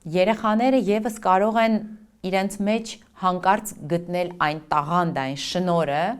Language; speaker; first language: Armenian; native; Armenian